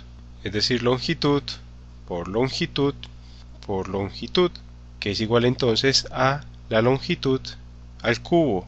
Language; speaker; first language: Spanish; native; Spanish